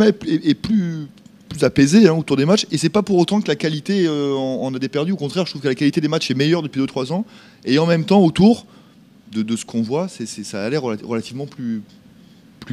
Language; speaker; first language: French; native; French